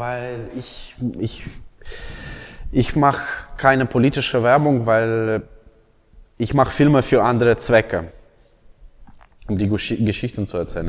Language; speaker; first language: German; non-native, fluent; Russian